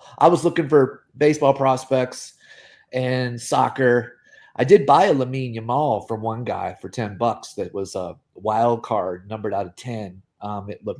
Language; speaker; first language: English; native; English